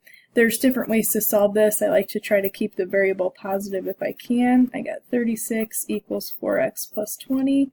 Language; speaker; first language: English; native; English